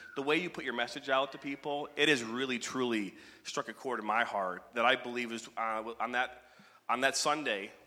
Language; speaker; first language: English; native; English